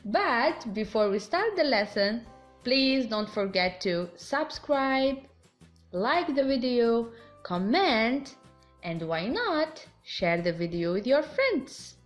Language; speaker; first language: English; non-native, fluent; Arabic